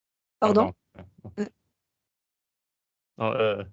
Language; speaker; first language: French; non-native, learner; Italian